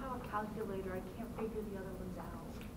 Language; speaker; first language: English; native; English